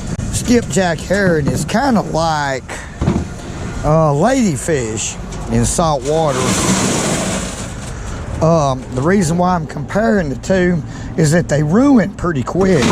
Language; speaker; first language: English; native; English